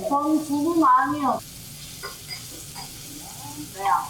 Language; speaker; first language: Korean; non-native, learner; Portuguese